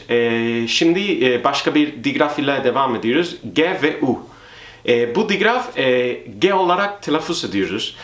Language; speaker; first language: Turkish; non-native, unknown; Spanish